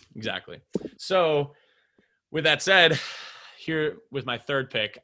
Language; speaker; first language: English; native; English